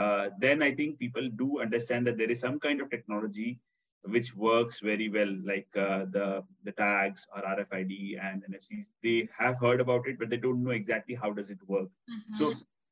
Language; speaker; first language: English; non-native, local second language; Hindi